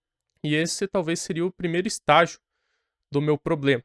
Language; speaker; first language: Portuguese; native; Portuguese